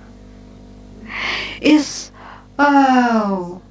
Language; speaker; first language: English; non-native, learner; Indonesian